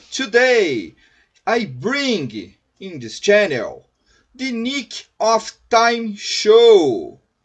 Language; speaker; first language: English; non-native, learner; Portuguese